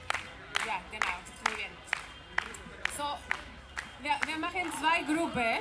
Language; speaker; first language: German; non-native, fluent; Spanish